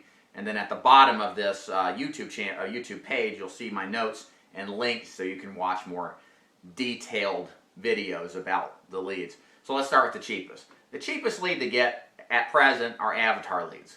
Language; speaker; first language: English; native; English